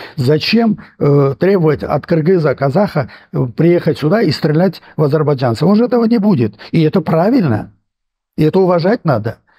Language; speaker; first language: Russian; non-native, local second language; Armenian